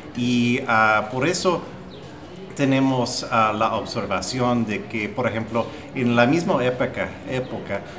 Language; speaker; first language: Spanish; non-native, fluent; English